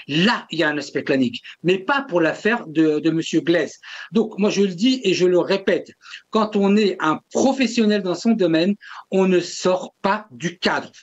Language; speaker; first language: French; non-native, local second language; Kabyle